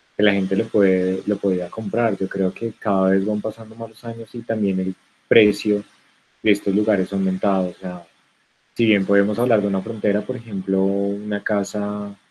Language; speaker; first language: Spanish; native; Spanish